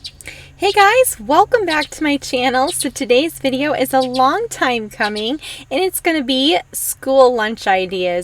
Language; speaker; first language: English; native; English